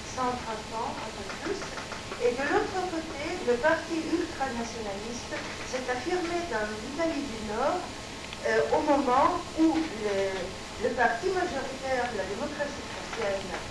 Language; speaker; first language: French; non-native, fluent; Italian